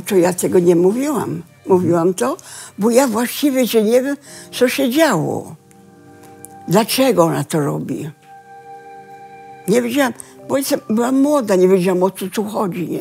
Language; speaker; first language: Polish; early bilingual, heritage; Polish